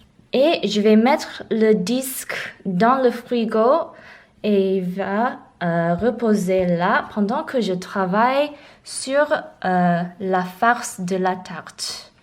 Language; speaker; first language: French; non-native, learner; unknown